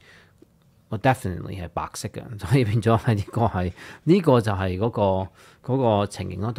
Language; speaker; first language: Cantonese; early bilingual, heritage; Cantonese